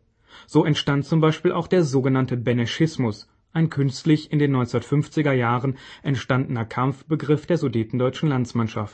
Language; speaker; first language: German; native; German